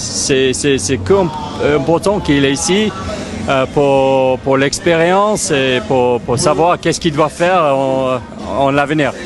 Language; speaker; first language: French; non-native, fluent; English